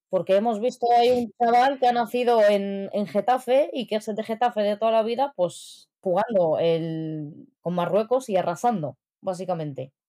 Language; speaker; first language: Spanish; native; Spanish